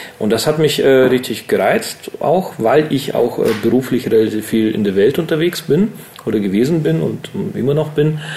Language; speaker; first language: German; early bilingual, other home language; Russian